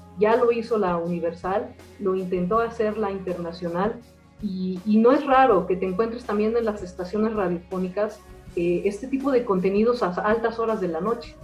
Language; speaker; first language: Spanish; native; Spanish